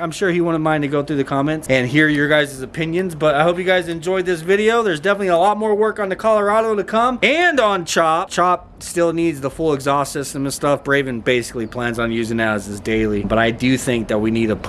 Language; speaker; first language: English; native; English